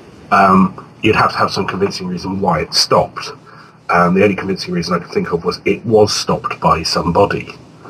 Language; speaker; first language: English; native; English